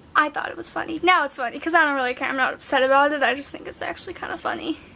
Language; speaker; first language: English; native; English